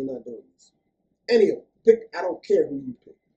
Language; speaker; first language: English; native; English